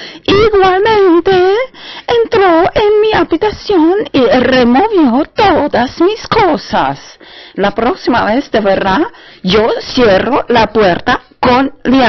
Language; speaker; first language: Spanish; non-native, fluent; German